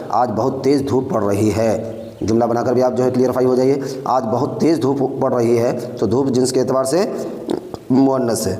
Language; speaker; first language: Urdu; native; Urdu